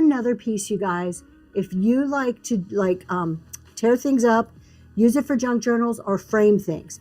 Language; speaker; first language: English; native; English